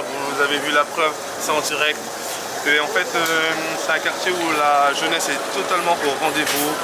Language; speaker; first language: French; native; French